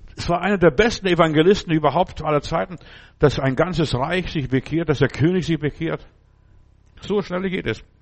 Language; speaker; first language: German; non-native, fluent; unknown